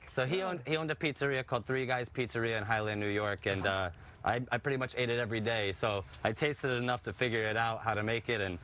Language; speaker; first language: English; native; English